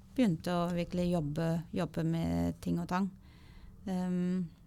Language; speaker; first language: Norwegian; non-native, fluent; German